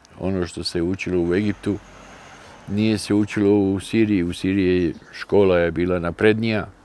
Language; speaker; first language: Bosnian; early bilingual, heritage; Bosnian